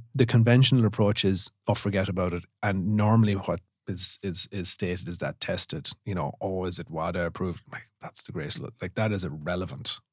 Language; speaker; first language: English; native; English